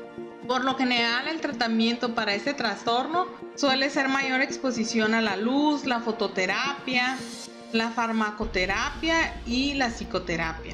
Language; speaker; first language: Spanish; native; Spanish